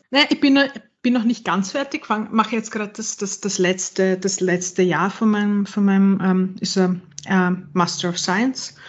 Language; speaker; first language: German; native; German